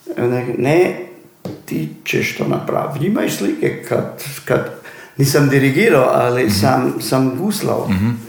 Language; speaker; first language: Croatian; native; Croatian